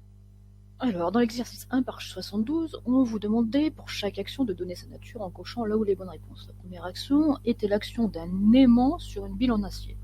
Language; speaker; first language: French; native; French